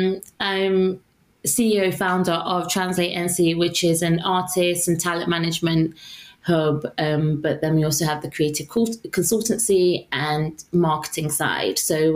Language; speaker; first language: English; native; English